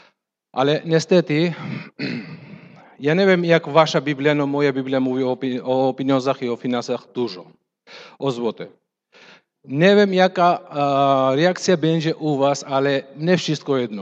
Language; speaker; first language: Polish; non-native, fluent; Russian